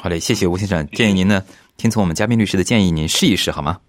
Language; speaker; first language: Chinese; native; Chinese